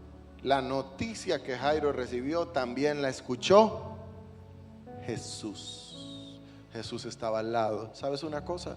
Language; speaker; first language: Spanish; native; Spanish